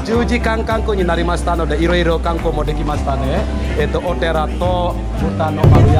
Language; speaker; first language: Japanese; non-native, fluent; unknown